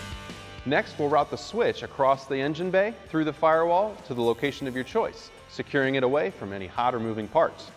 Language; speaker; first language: English; native; English